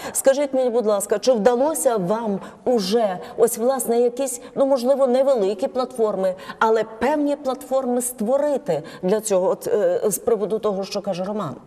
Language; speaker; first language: Ukrainian; native; Ukrainian